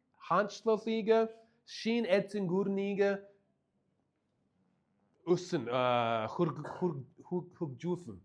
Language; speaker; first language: Mongolian; non-native, fluent; English